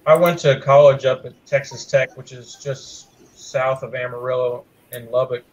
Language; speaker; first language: English; native; English